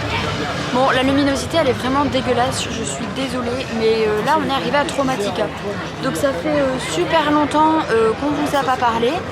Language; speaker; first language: French; native; French